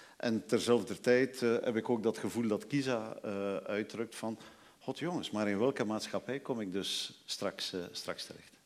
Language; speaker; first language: Dutch; native; Dutch